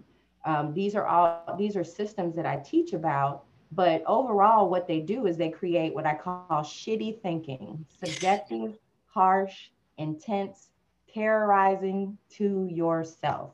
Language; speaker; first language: English; native; English